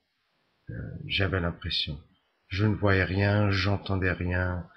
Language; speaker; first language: French; native; French